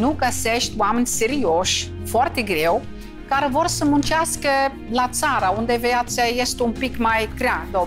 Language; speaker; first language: Romanian; non-native, fluent; Dutch